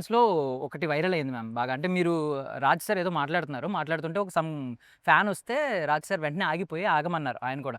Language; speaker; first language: Telugu; native; Telugu